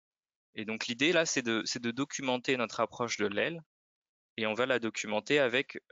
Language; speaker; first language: French; native; French